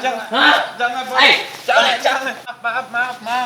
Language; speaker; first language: Indonesian; early bilingual, other home language; English